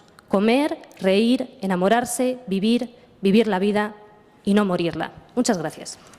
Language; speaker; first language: Spanish; native; Spanish